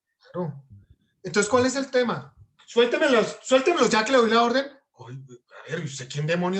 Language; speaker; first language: Spanish; native; Spanish